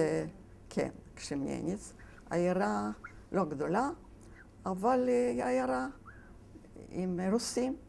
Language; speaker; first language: Hebrew; non-native, fluent; Yiddish